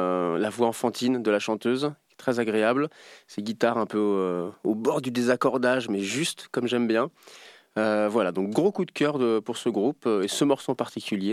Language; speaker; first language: French; native; French